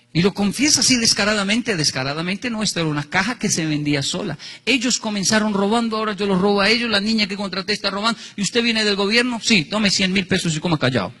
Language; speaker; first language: Spanish; native; Spanish